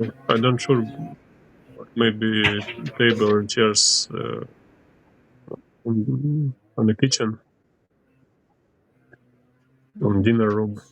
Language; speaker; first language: English; non-native, learner; Ukrainian